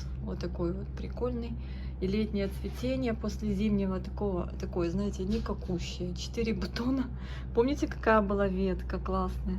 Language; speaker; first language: Russian; native; Russian